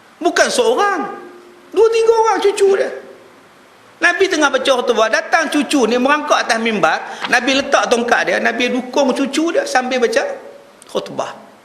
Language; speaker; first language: Malay; native; Malay